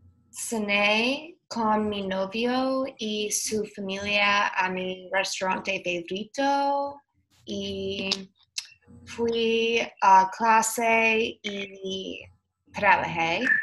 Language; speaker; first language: Spanish; non-native, learner; English